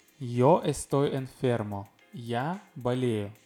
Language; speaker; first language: Spanish; non-native, learner; Russian